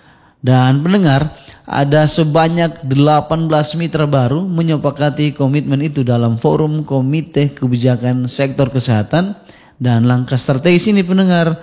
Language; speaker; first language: Indonesian; non-native, local second language; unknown